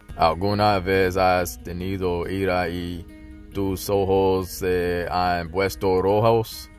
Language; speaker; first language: Spanish; non-native, learner; English